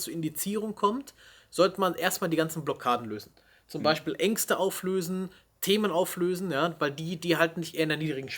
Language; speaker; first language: German; native; German